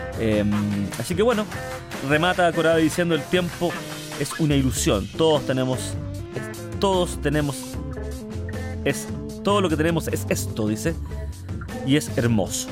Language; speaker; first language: Spanish; native; Spanish